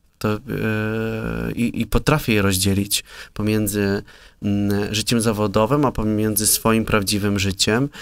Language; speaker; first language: Polish; native; Polish